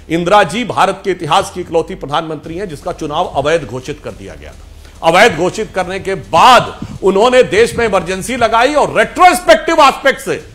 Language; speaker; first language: Hindi; native; Hindi